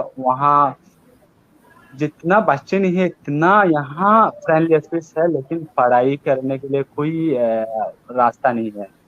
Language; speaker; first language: Hindi; non-native, learner; Rohingya